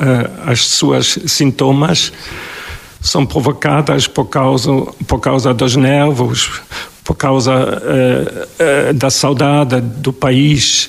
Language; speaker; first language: Portuguese; non-native, fluent; German